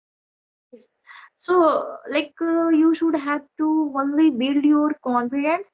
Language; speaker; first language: English; non-native, learner; Odia